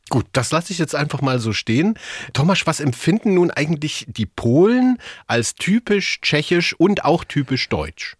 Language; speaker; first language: German; native; German